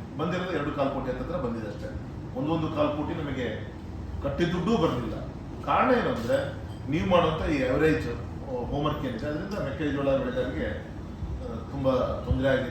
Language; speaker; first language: Kannada; native; Kannada